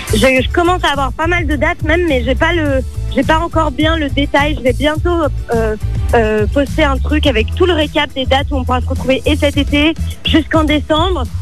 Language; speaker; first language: French; native; French